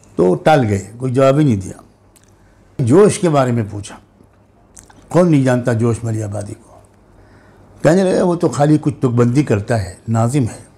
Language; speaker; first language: Hindi; native; Hindi